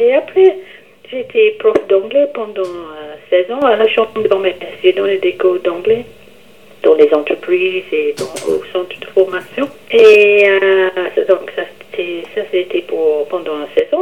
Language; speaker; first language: French; non-native, fluent; English